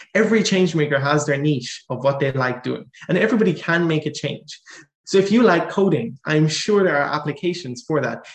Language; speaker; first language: English; native; English